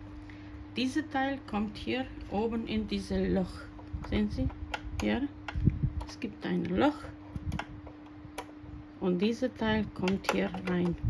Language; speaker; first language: German; non-native, fluent; Croatian